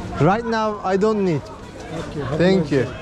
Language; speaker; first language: English; non-native, learner; Turkish